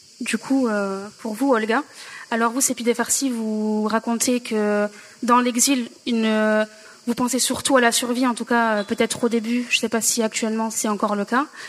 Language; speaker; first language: French; native; French